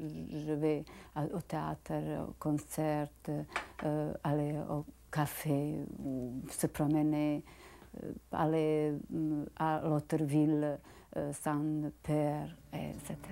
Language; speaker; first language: French; non-native, learner; Bosnian